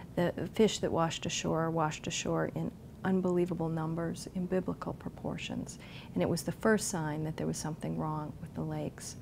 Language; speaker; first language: English; native; English